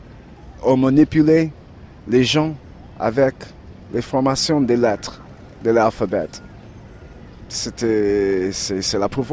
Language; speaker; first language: French; non-native, learner; English